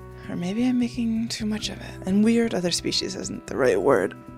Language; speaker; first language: English; native; English